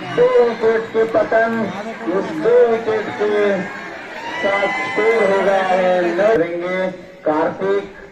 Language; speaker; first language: Hindi; non-native, local second language; Marathi